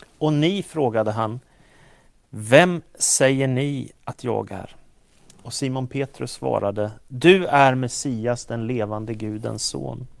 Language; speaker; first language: Swedish; native; Swedish